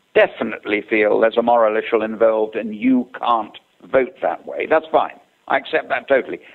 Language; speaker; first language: English; native; English